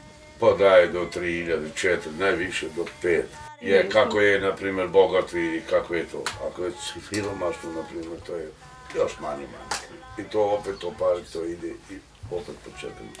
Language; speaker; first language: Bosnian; non-native, local second language; Romany